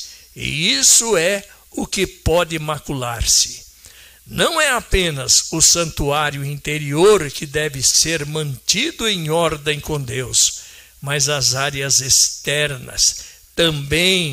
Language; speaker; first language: Portuguese; native; Portuguese